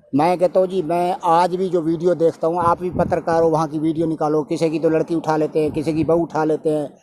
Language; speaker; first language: Urdu; non-native, local second language; Punjabi